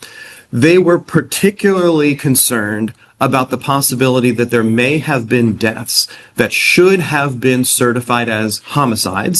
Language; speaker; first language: English; native; English